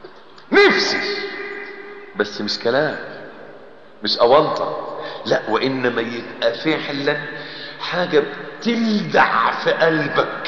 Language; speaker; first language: Arabic; native; Arabic